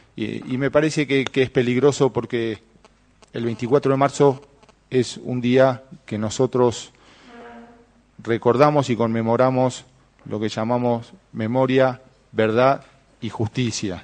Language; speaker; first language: Spanish; native; Spanish